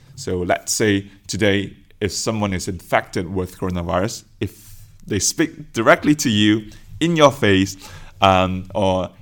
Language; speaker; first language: English; non-native, local second language; Chinese